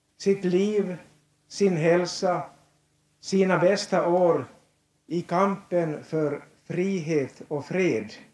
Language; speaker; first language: Swedish; native; Swedish